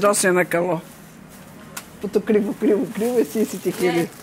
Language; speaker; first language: Greek; non-native, learner; Bulgarian